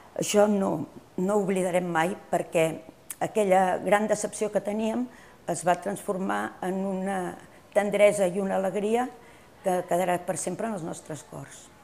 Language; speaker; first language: Catalan; early bilingual, heritage; Catalan